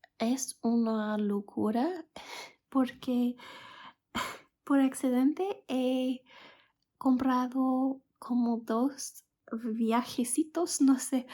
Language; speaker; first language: Spanish; non-native, fluent; English